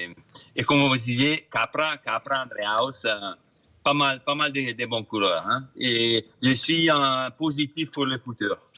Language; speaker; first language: French; non-native, fluent; Italian